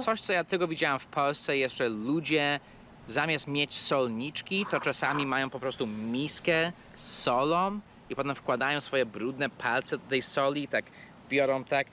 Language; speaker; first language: Polish; non-native, fluent; English